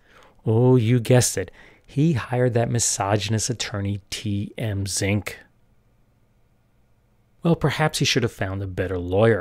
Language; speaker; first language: English; native; English